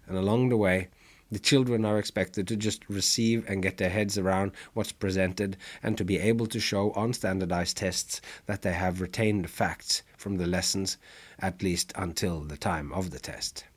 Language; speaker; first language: English; non-native, fluent; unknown